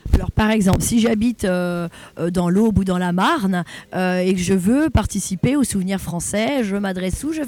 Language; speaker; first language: French; native; French